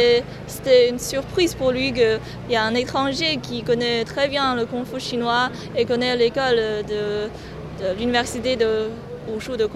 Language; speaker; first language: French; non-native, fluent; Chinese